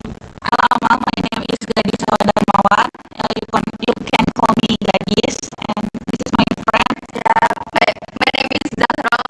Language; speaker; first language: English; non-native, learner; Indonesian